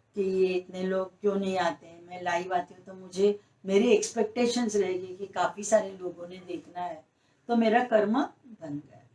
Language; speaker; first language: Hindi; non-native, local second language; Marathi